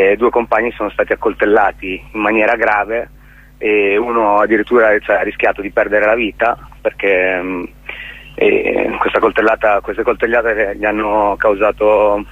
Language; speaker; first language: Italian; native; Italian